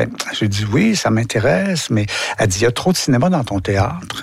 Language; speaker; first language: French; native; French